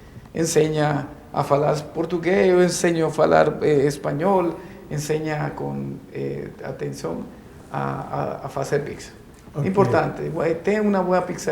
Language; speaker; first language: Portuguese; non-native, learner; Spanish